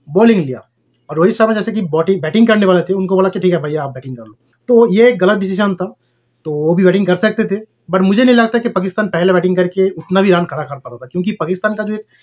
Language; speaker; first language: Hindi; non-native, local second language; Bangla